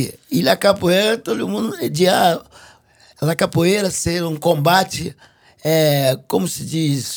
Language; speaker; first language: French; non-native, fluent; Portuguese